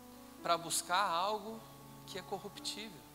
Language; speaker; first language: Portuguese; native; Portuguese